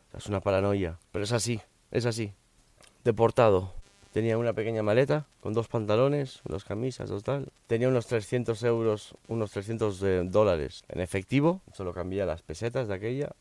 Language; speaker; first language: Spanish; early bilingual, heritage; Spanish